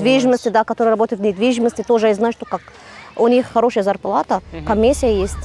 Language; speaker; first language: Russian; non-native, fluent; Arabic